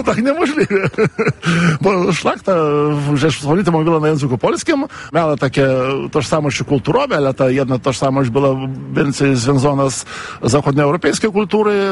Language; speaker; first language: Polish; non-native, fluent; Lithuanian